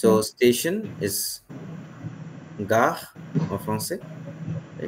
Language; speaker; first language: French; non-native, fluent; Hindi